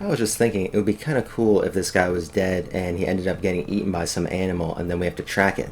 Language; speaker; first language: English; native; English